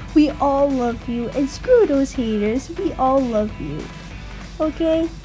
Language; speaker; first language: English; non-native, local second language; Malay